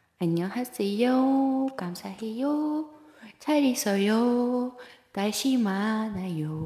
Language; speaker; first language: Korean; non-native, learner; Russian